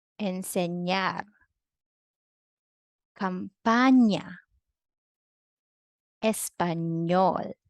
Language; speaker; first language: Spanish; non-native, fluent; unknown